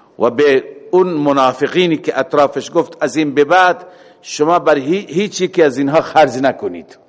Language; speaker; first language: Persian; native; Persian